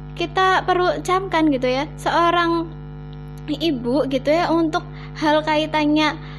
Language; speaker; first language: Indonesian; native; Indonesian